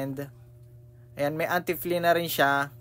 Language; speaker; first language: Filipino; native; Filipino